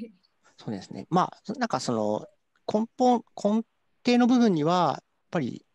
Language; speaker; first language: Japanese; native; Japanese